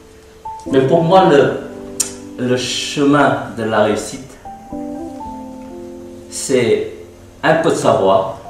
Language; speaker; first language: French; non-native, fluent; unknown